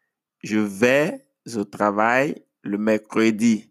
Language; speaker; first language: French; non-native, fluent; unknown